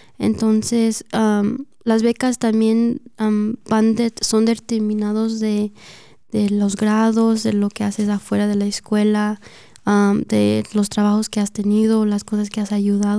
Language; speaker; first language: Spanish; early bilingual, heritage; Spanish